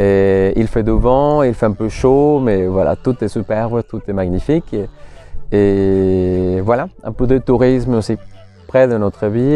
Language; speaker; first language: French; non-native, fluent; Spanish